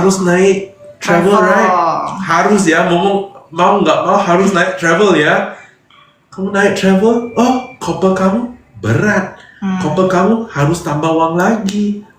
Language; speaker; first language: Indonesian; non-native, fluent; English